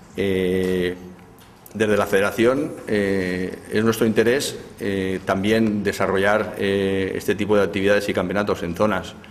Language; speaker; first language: Spanish; native; Spanish